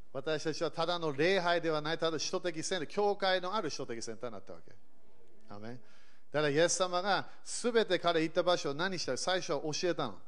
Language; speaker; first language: Japanese; early bilingual, other home language; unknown